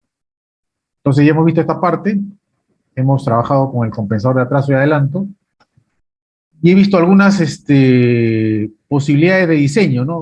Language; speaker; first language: Spanish; native; Spanish